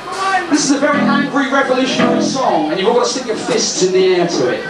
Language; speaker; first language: English; native; English